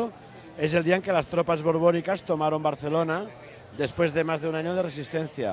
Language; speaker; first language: Spanish; non-native, local second language; Catalan